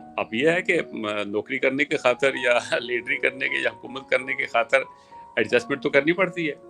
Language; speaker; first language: Urdu; native; Urdu